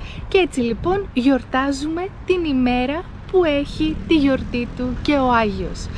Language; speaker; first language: Greek; native; Greek